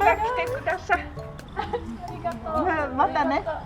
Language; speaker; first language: Japanese; non-native, learner; English